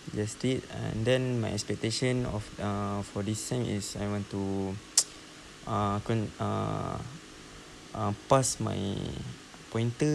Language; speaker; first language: English; non-native, local second language; Malay